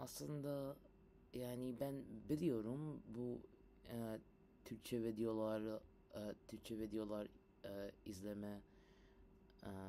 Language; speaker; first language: Turkish; non-native, learner; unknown